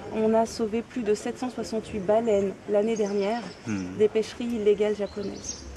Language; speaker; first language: French; native; French